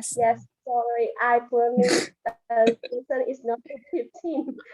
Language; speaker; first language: English; non-native, learner; Vietnamese